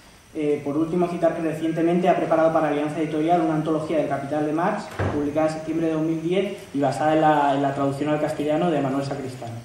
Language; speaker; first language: Spanish; native; Spanish